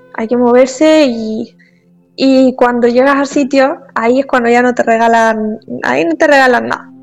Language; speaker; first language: Spanish; native; Spanish